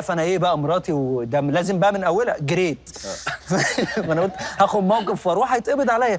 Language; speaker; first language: Arabic; native; Arabic